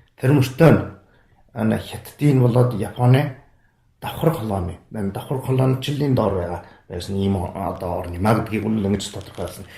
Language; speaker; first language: Mongolian; native; Mongolian